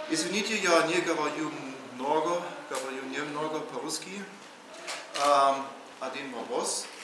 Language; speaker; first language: Russian; non-native, learner; German